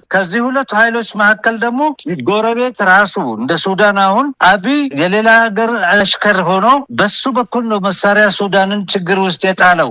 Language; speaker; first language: Amharic; non-native, local second language; Oromo